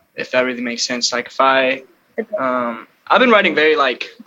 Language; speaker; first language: English; native; English